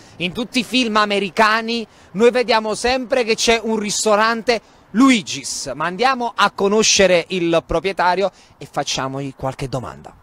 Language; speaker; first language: Italian; native; Italian